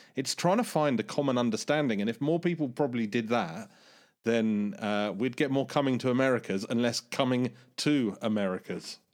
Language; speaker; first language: English; early bilingual, other home language; Hindi